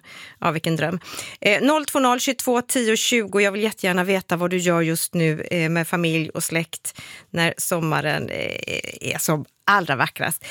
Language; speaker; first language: Swedish; native; Swedish